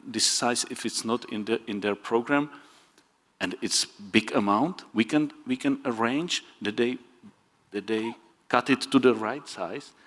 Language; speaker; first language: English; non-native, fluent; Czech